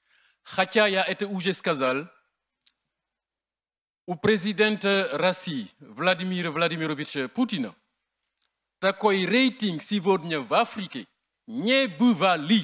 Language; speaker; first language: Russian; non-native, fluent; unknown